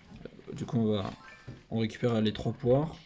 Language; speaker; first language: French; native; French